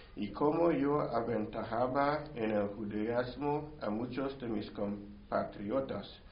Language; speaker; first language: Spanish; non-native, learner; English